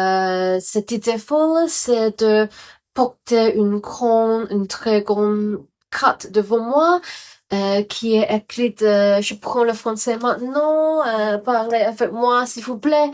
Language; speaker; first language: French; non-native, learner; Cantonese